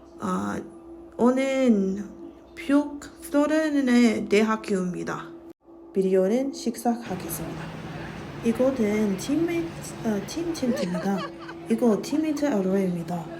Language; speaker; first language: Korean; non-native, learner; English